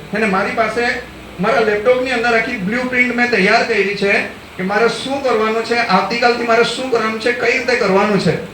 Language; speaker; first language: Gujarati; non-native, local second language; Gamit